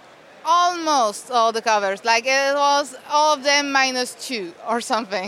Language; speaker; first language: English; non-native, fluent; French